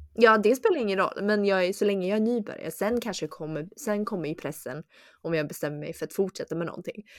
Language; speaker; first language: Swedish; early bilingual, other home language; Chinese